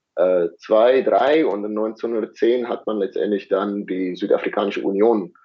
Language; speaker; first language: German; non-native, fluent; Afrikaans